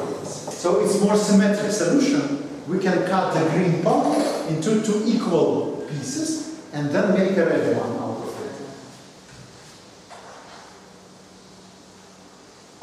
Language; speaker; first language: English; non-native, fluent; Russian